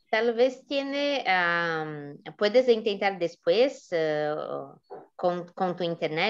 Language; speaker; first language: Spanish; non-native, fluent; Portuguese